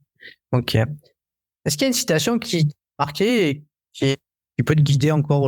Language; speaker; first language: French; native; French